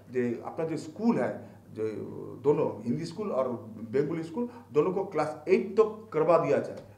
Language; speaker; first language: Hindi; non-native, local second language; Bangla